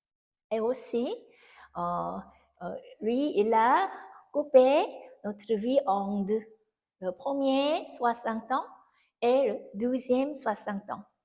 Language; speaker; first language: French; non-native, fluent; Korean